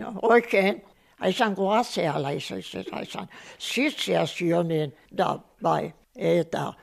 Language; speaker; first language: Basque; native; Basque